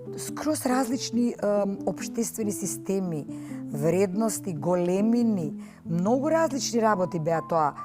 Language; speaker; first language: Macedonian; native; Macedonian